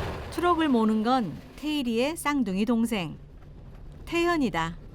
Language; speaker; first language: Korean; native; Korean